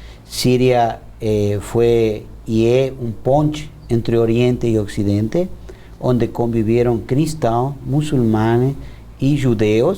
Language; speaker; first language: Portuguese; non-native, fluent; Spanish